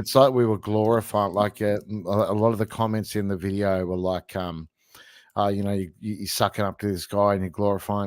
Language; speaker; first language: English; native; English